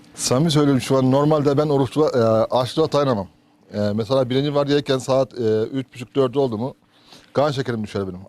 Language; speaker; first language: Turkish; native; Turkish